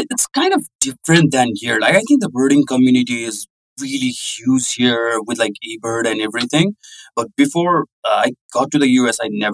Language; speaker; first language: English; non-native, local second language; Nepali